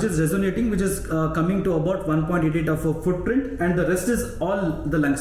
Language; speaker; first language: English; non-native, local second language; Hindi